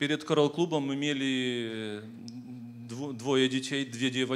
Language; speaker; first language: Polish; non-native, learner; Russian